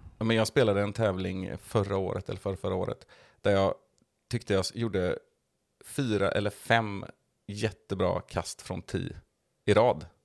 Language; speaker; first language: Swedish; native; Swedish